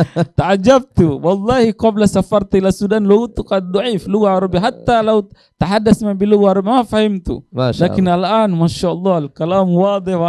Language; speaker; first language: Arabic; non-native, learner; Indonesian